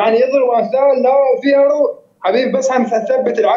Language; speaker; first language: Arabic; native; Arabic